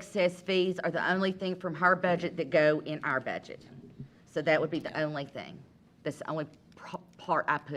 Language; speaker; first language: English; native; English